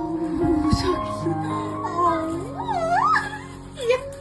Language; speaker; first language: English; non-native, learner; Indonesian